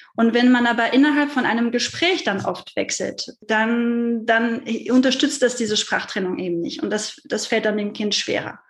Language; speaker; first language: German; non-native, fluent; French